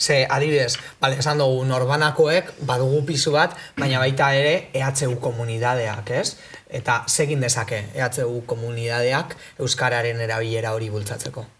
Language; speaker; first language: Basque; native; Basque